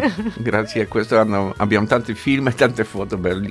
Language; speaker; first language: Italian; non-native, fluent; Polish